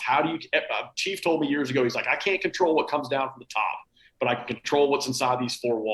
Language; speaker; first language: English; native; English